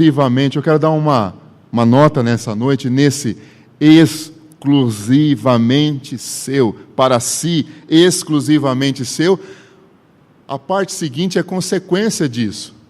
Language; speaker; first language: Portuguese; native; Portuguese